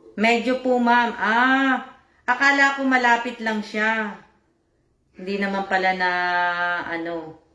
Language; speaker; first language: Filipino; native; Filipino